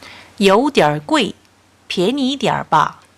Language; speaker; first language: Chinese; non-native, fluent; Korean